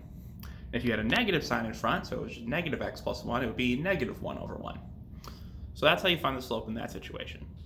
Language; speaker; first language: English; native; English